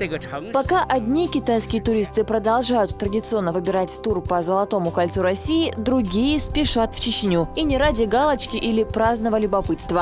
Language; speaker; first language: Russian; native; Russian